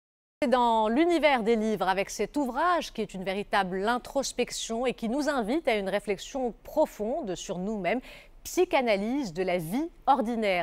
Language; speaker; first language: French; non-native, local second language; Arabic